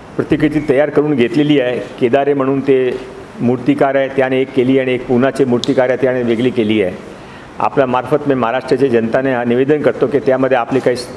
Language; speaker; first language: Marathi; non-native, local second language; Hindi